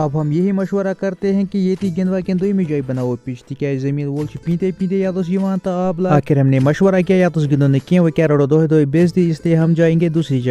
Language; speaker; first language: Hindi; non-native, local second language; Kashmiri